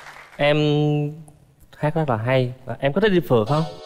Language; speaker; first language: Vietnamese; native; Vietnamese